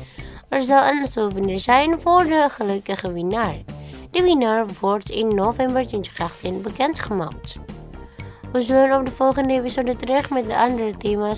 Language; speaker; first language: Dutch; non-native, learner; Indonesian